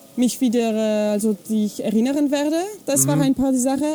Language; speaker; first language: German; non-native, fluent; French